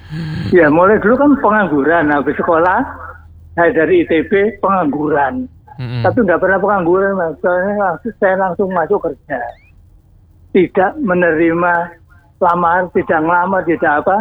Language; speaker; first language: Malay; non-native, local second language; Javanese